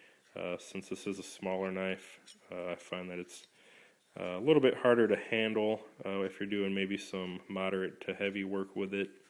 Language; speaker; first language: English; native; English